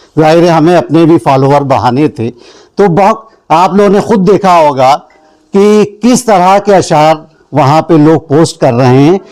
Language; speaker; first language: Urdu; native; Urdu